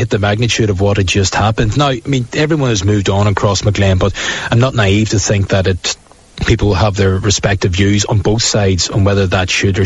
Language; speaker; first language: English; native; English